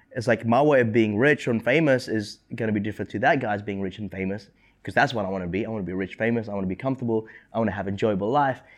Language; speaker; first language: English; early bilingual, other home language; Indonesian